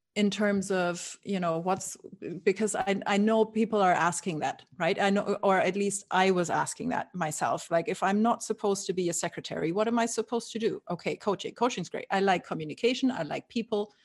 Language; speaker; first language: English; non-native, fluent; German